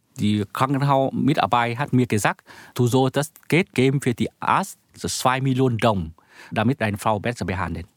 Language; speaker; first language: German; non-native, learner; Vietnamese